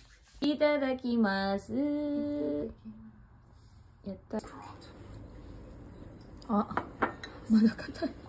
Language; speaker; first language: Japanese; non-native, learner; Filipino